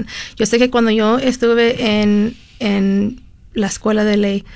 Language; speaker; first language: Spanish; early bilingual, heritage; Spanish